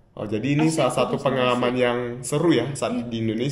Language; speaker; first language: Indonesian; native; Indonesian